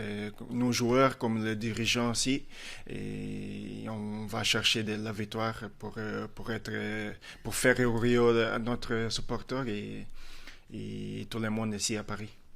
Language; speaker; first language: French; non-native, fluent; Portuguese